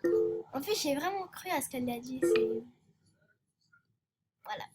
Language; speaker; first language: French; native; French